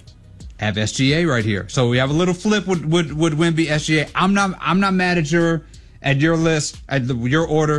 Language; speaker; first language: English; native; English